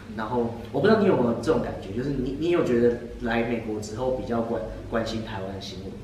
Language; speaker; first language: Chinese; native; Chinese